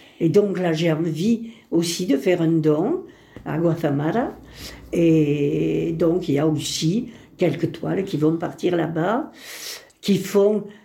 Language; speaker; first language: French; early bilingual, other home language; Spanish